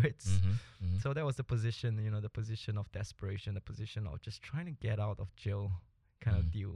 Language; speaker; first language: English; early bilingual, other home language; Spanish